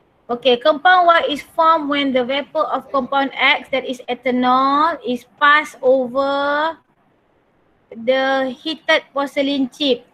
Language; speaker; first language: English; non-native, local second language; Malay